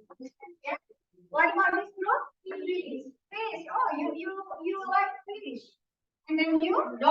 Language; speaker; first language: English; non-native, fluent; Indonesian